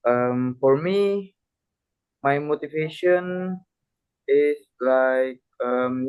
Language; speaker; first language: English; non-native, learner; Indonesian